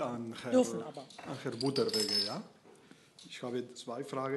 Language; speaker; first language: German; non-native, learner; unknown